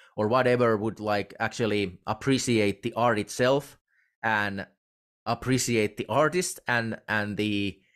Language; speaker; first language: English; non-native, fluent; Finnish